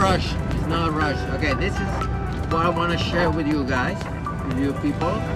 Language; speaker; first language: English; non-native, fluent; Spanish